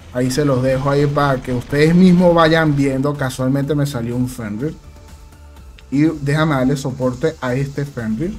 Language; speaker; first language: Spanish; native; Spanish